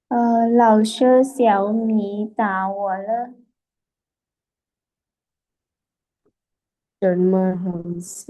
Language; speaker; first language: Chinese; non-native, learner; Lao